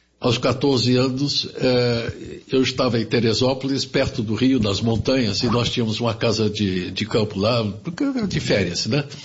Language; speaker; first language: Portuguese; early bilingual, other home language; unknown